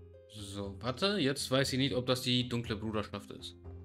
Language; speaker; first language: German; native; German